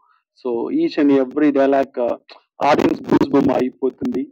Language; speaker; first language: Telugu; non-native, local second language; Tamil